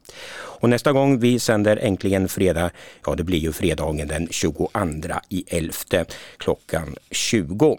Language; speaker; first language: Swedish; native; Swedish